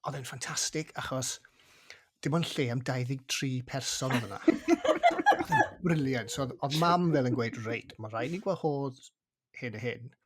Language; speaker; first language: Welsh; native; Welsh